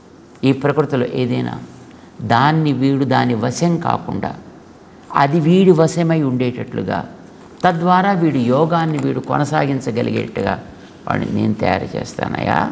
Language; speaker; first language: Telugu; native; Telugu